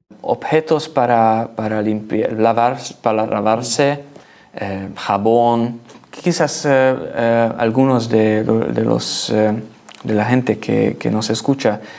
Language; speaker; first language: Spanish; non-native, learner; Hungarian